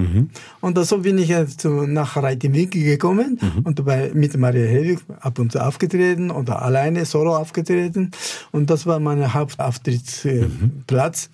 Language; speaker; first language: German; non-native, fluent; Japanese